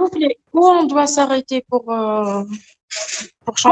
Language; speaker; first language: French; non-native, local second language; Arabic